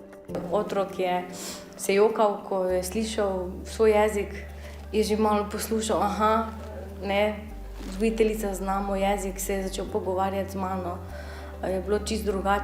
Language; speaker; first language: Slovenian; early bilingual, other home language; Albanian